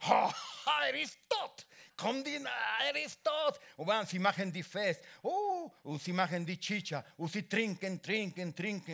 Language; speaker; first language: German; non-native, learner; Spanish